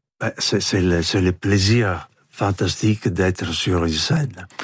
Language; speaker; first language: French; non-native, fluent; Italian